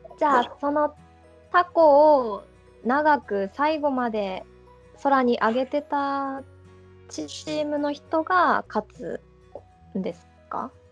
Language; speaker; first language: Japanese; native; Japanese